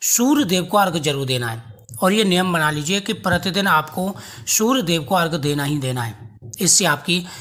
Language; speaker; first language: Hindi; native; Hindi